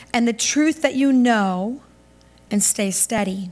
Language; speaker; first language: English; native; English